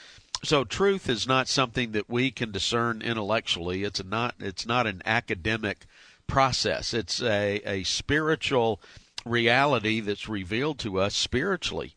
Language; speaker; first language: English; native; English